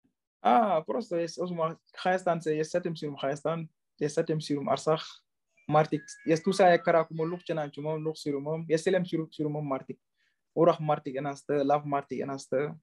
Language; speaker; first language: Armenian; non-native, learner; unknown